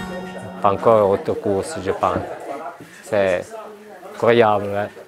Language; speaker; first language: French; non-native, learner; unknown